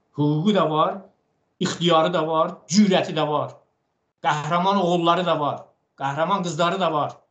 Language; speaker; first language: Azerbaijani; non-native, local second language; Talysh